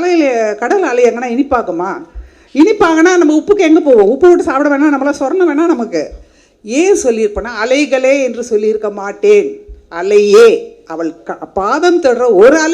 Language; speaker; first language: Tamil; native; Tamil